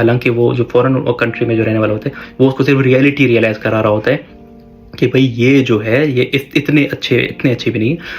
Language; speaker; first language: Urdu; native; Urdu